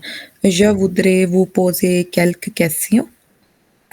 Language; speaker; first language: French; non-native, learner; Hindi